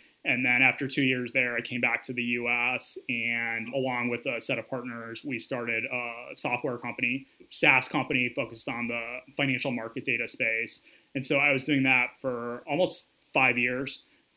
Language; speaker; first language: English; native; English